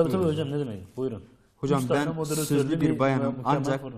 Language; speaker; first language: Turkish; native; Turkish